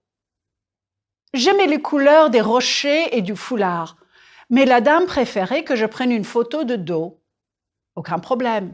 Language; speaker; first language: French; non-native, fluent; English